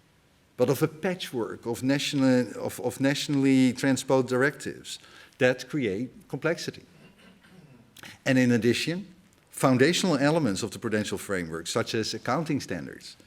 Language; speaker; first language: English; non-native, fluent; Dutch